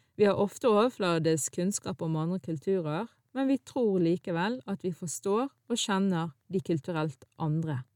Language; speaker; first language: Norwegian; early bilingual, other home language; Arabic